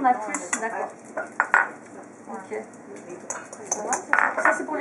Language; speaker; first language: French; native; French